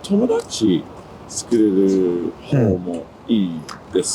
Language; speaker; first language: Japanese; non-native, learner; English